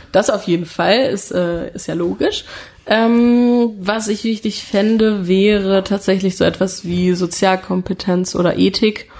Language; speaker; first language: German; early bilingual, other home language; Italian